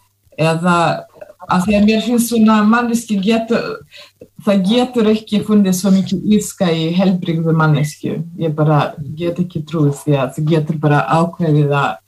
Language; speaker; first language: Icelandic; non-native, fluent; Russian